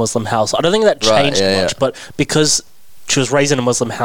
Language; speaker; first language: English; native; English